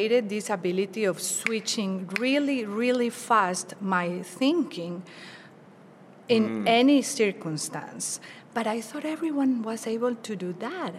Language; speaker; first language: English; non-native, fluent; Spanish